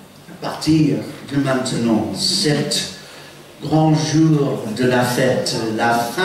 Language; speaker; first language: French; non-native, fluent; English